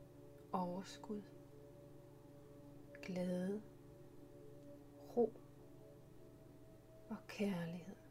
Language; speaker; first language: Danish; native; Danish